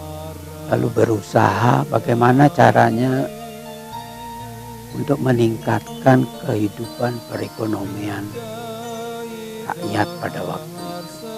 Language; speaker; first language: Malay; non-native, local second language; Balinese